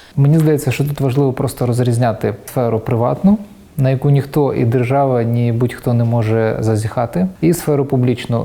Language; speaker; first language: Ukrainian; non-native, local second language; Russian